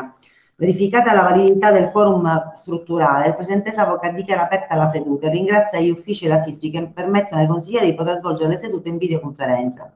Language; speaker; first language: Italian; native; Italian